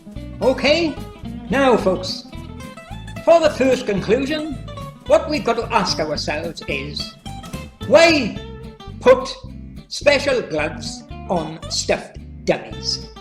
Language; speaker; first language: English; native; English